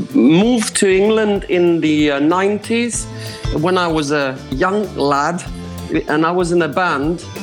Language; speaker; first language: English; non-native, fluent; Croatian